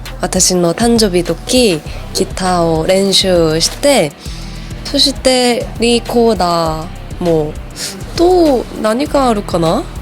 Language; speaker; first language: Japanese; non-native, learner; Korean